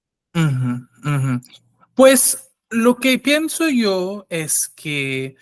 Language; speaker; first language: Spanish; non-native, fluent; English